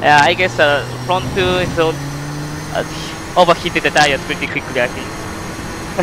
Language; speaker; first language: English; non-native, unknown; Japanese